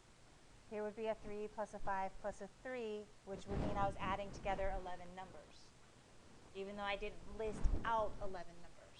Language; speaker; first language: English; native; English